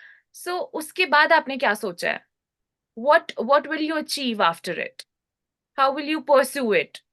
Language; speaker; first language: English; non-native, local second language; Hindi